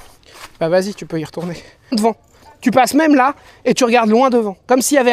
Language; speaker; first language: French; native; French